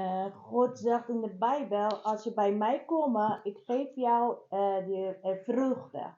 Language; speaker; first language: Dutch; non-native, learner; Persian